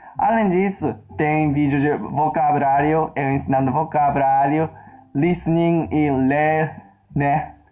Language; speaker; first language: Portuguese; non-native, fluent; Japanese